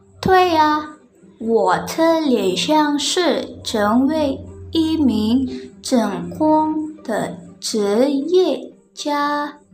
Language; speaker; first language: Chinese; non-native, learner; Indonesian